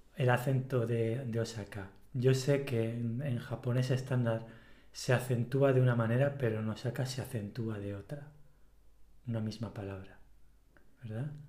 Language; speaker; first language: Spanish; native; Spanish